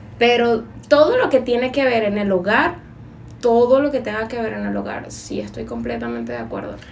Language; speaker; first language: Spanish; native; Spanish